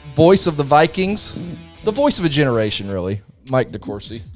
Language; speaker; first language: English; native; English